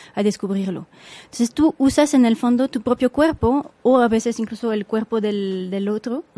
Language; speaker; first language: Spanish; non-native, fluent; French